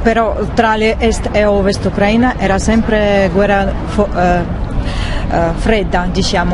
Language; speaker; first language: Italian; non-native, learner; Russian